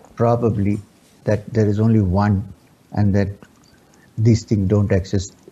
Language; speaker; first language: English; non-native, local second language; Urdu